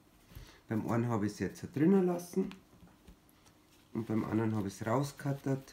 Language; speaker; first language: German; native; German